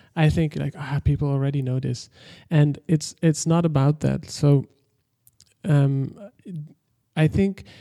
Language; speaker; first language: English; non-native, fluent; Dutch